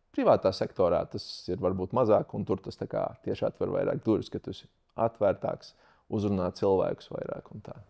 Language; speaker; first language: Latvian; native; Latvian